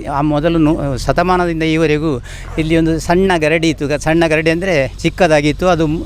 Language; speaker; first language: Kannada; native; Kannada